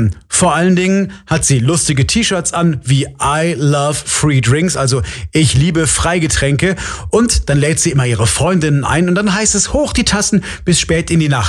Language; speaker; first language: German; native; German